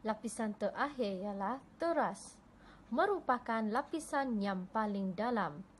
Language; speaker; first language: Malay; non-native, local second language; Chinese